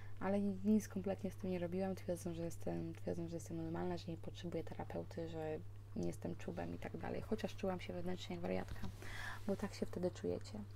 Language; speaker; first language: Polish; early bilingual, heritage; Polish